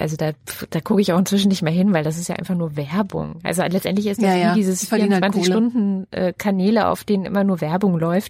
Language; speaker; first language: German; native; German